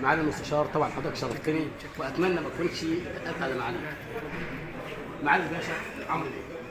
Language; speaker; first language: Arabic; native; Arabic